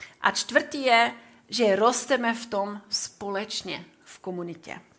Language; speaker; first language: Czech; non-native, fluent; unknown